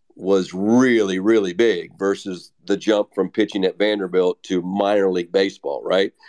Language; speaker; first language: English; native; English